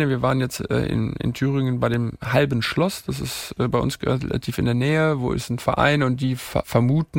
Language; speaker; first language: German; native; German